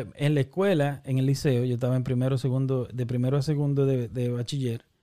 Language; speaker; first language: Spanish; native; Spanish